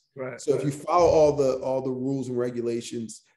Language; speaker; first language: English; native; English